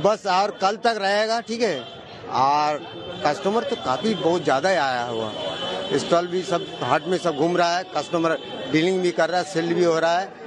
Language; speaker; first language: Hindi; non-native, local second language; Bangla